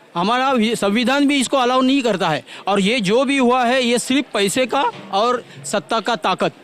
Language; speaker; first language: Hindi; non-native, local second language; Marathi